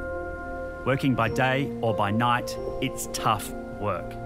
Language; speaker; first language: English; native; English